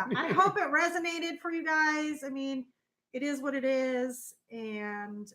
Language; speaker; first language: English; native; English